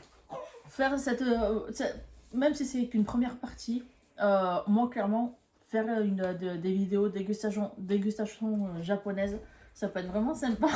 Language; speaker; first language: French; native; French